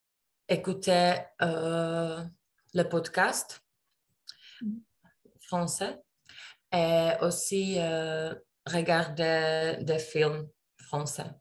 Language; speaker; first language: French; non-native, learner; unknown